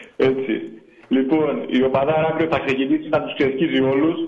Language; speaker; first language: Greek; native; Greek